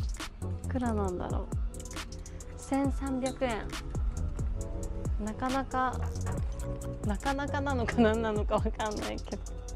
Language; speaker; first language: Japanese; native; Japanese